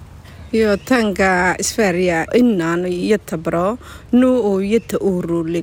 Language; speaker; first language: Swedish; non-native, learner; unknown